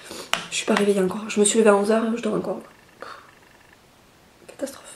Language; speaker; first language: French; native; French